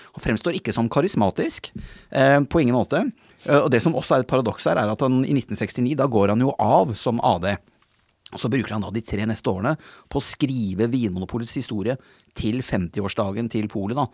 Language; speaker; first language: Norwegian; native; Norwegian